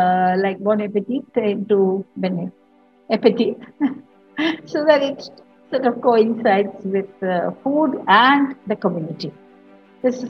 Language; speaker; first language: English; non-native, local second language; Marathi